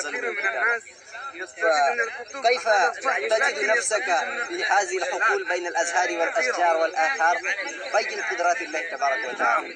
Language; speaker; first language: Arabic; non-native, learner; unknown